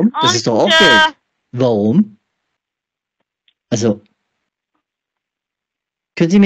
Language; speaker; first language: German; native; German